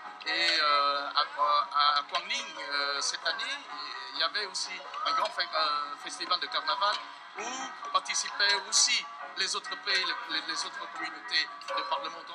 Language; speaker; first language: French; non-native, fluent; Vietnamese